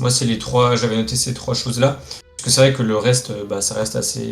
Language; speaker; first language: French; native; French